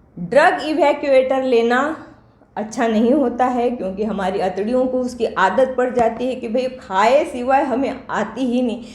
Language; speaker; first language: Hindi; non-native, local second language; Marathi